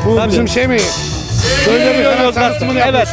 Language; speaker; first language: Turkish; native; Turkish